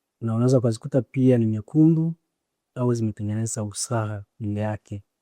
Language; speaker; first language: Swahili; native; Swahili